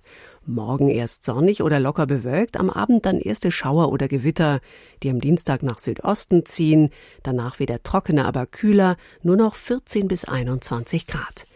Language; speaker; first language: German; native; German